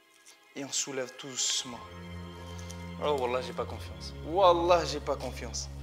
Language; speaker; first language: French; native; French